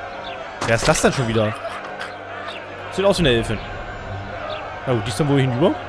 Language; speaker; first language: German; native; German